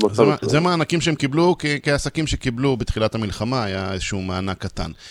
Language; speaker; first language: Hebrew; native; Hebrew